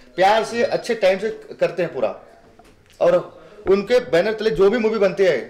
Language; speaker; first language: Hindi; native; Hindi